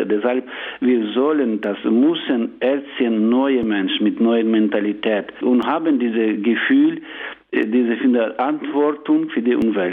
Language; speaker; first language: German; non-native, learner; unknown